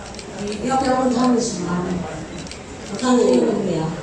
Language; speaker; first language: Chinese; early bilingual, heritage; Chinese